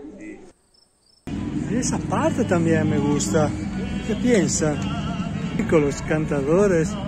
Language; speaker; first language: Spanish; non-native, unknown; Italian